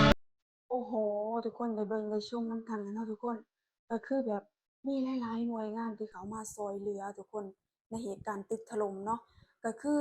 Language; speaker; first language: Thai; non-native, local second language; Lao